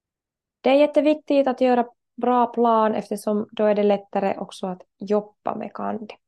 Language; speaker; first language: Swedish; non-native, learner; Finnish